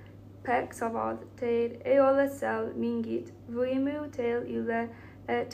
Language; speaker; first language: Estonian; non-native, learner; Finnish